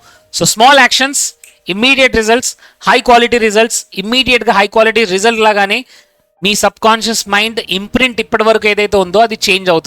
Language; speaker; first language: Telugu; native; Telugu